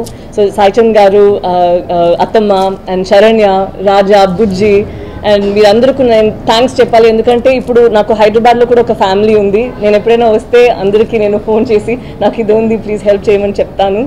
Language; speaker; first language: Telugu; non-native, fluent; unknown